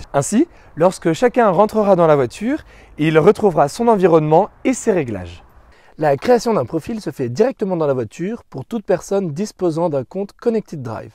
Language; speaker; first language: French; native; French